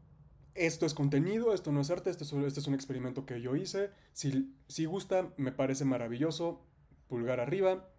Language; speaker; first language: Spanish; native; Spanish